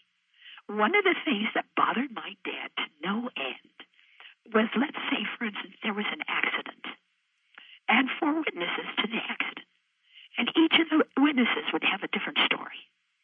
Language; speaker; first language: English; native; English